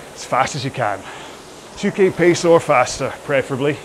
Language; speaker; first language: English; native; English